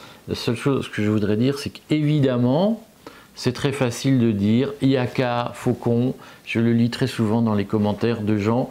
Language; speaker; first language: French; native; French